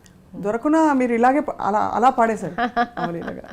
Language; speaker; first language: Telugu; native; Telugu